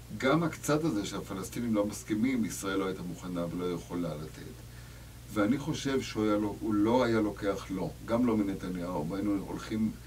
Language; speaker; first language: Hebrew; native; Hebrew